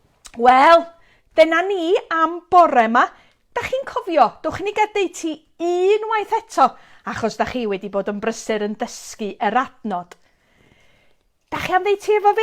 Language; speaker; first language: Welsh; native; Welsh